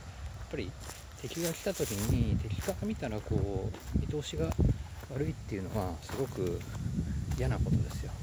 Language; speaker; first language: Japanese; native; Japanese